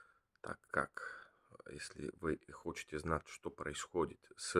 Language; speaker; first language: Russian; non-native, learner; Bulgarian